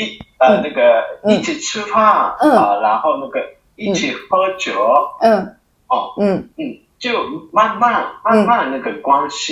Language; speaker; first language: Chinese; non-native, fluent; Japanese